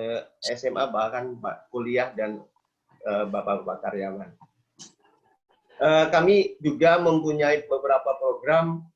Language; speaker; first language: Indonesian; native; Indonesian